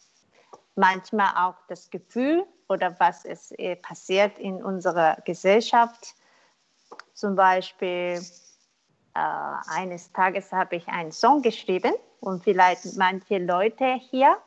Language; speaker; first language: German; non-native, learner; Korean